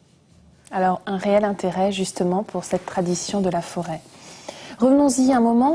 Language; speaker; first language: French; native; French